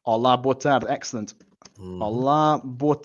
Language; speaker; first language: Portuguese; non-native, fluent; English